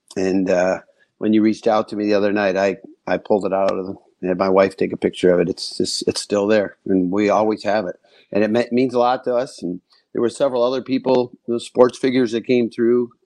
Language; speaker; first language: English; native; English